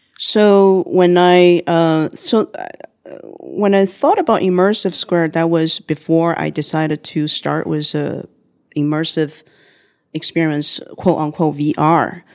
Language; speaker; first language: English; non-native, fluent; Chinese